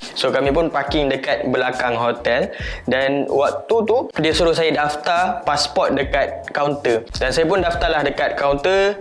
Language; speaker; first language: Malay; native; Malay